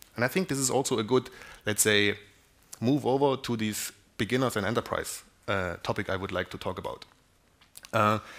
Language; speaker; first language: English; non-native, fluent; German